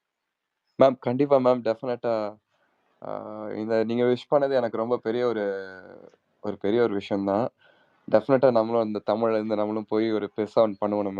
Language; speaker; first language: Tamil; native; Tamil